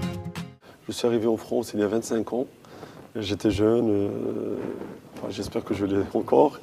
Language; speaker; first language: French; non-native, local second language; Arabic